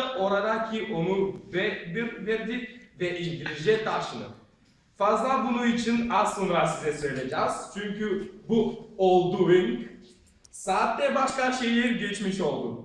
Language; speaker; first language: Turkish; non-native, learner; Bulgarian